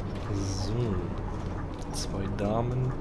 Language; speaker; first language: German; native; German